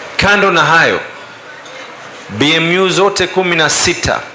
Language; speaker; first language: Swahili; native; Swahili